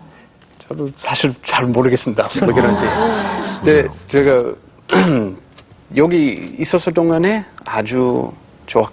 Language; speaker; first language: Korean; non-native, fluent; English